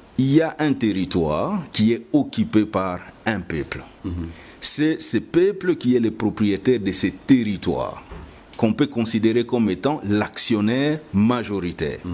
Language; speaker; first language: French; non-native, local second language; Lingala